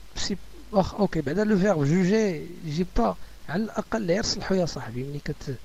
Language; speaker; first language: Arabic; native; Arabic